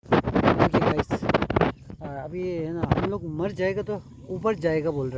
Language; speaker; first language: Hindi; non-native, local second language; Tibetan